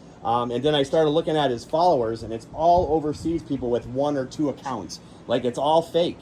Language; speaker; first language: English; native; English